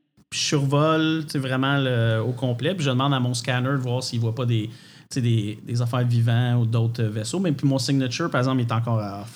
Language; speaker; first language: French; native; French